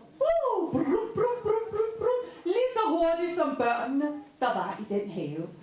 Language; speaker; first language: Danish; native; Danish